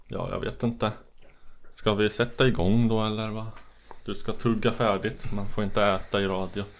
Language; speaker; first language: Swedish; native; Swedish